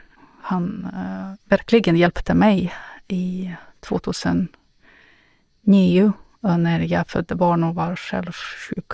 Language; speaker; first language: Swedish; non-native, fluent; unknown